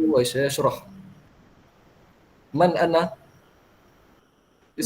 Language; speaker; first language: Arabic; non-native, fluent; Malay